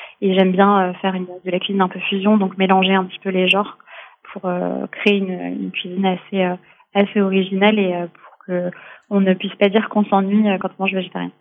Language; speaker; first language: French; native; French